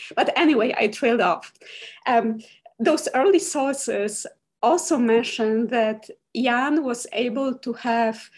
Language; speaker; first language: English; non-native, fluent; Polish